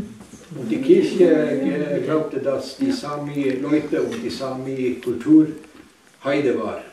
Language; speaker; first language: German; non-native, learner; Northern Sami